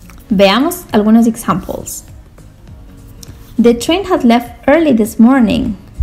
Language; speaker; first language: English; non-native, fluent; Spanish